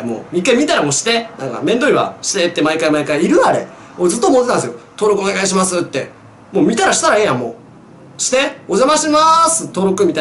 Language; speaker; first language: Japanese; native; Japanese